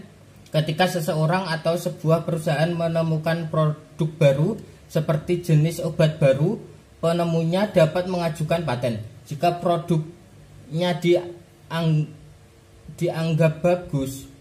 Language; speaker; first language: Indonesian; native; Indonesian